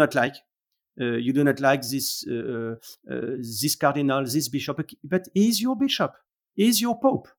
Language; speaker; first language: English; non-native, learner; French